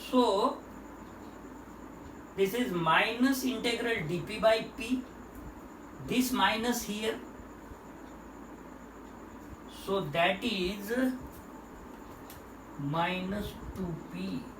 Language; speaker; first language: English; non-native, local second language; Marathi